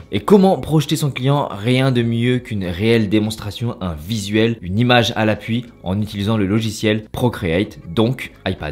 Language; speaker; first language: French; native; French